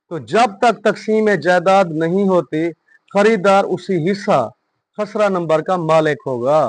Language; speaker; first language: Hindi; non-native, local second language; Punjabi